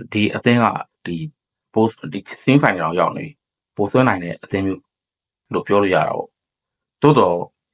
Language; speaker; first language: Burmese; native; Burmese